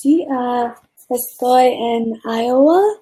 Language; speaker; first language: Spanish; early bilingual, heritage; English